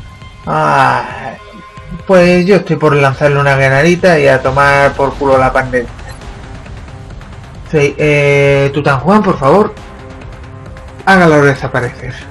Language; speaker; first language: Spanish; native; Spanish